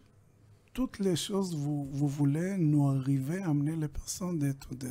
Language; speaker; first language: French; non-native, learner; Hebrew